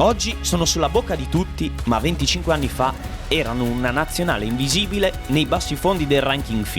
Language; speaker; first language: Italian; native; Italian